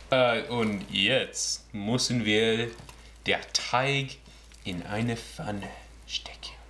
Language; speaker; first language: German; non-native, learner; English